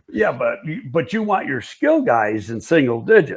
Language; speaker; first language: English; native; English